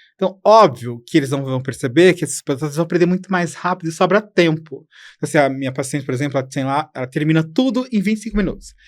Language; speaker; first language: Portuguese; native; Portuguese